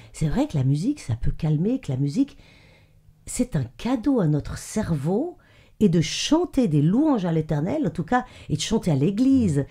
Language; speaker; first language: French; native; French